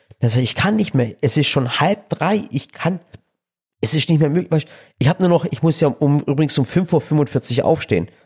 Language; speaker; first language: German; early bilingual, other home language; Turkish